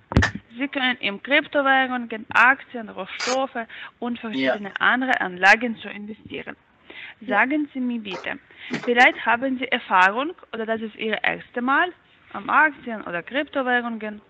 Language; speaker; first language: German; non-native, learner; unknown